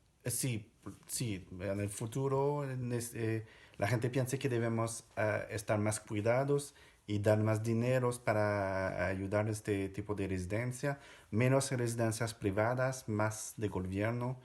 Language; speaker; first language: Spanish; non-native, fluent; French